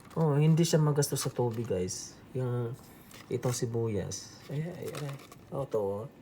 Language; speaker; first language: Filipino; non-native, local second language; Aklanon